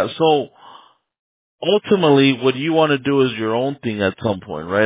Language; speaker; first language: English; early bilingual, other home language; Spanish